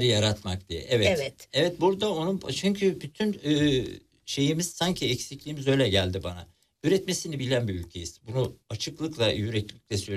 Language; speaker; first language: Turkish; native; Turkish